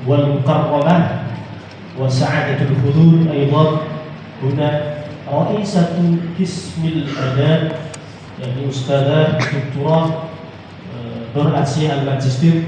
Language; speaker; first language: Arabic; non-native, learner; Indonesian